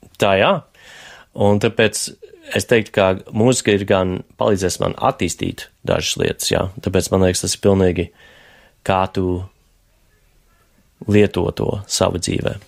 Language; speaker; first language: Latvian; non-native, fluent; English